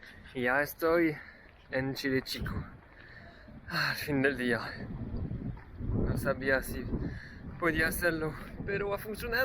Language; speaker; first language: Spanish; non-native, learner; French